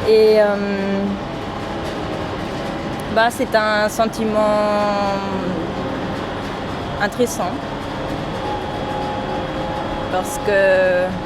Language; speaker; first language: French; non-native, fluent; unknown